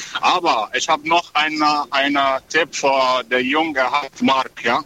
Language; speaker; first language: German; non-native, learner; Arabic